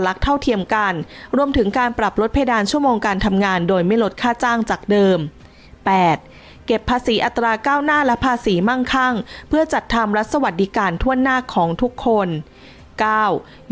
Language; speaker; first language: Thai; native; Thai